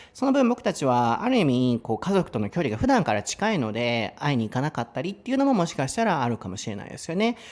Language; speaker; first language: Japanese; native; Japanese